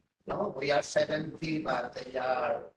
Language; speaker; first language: English; non-native, learner; Spanish